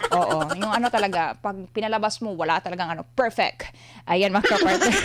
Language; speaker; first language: Filipino; non-native, local second language; Cebuano